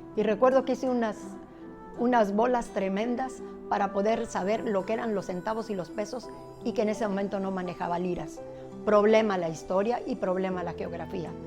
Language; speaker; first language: Spanish; early bilingual, other home language; Italian